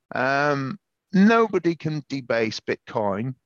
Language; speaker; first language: English; native; English